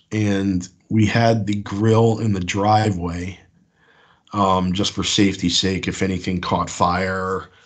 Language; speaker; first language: English; native; English